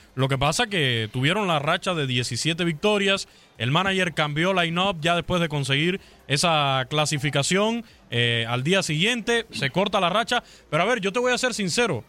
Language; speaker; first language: Spanish; native; Spanish